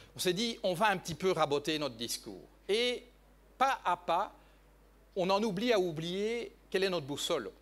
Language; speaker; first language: French; native; French